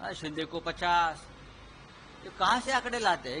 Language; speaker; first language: Hindi; non-native, local second language; Marathi